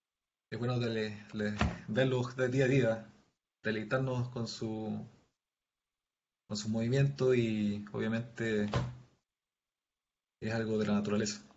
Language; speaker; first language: Spanish; native; Spanish